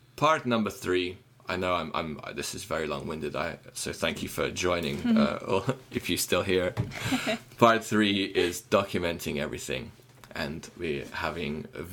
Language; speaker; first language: English; non-native, fluent; Ukrainian